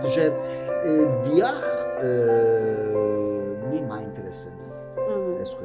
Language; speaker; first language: Georgian; non-native, learner; Italian